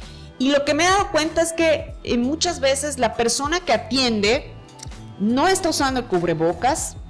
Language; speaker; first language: Spanish; native; Spanish